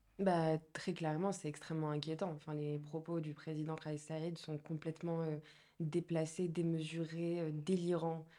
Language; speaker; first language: French; non-native, local second language; Arabic